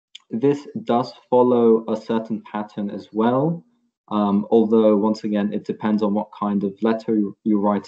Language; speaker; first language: English; non-native, fluent; Lithuanian